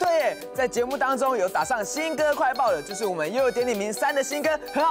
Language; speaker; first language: Chinese; native; Chinese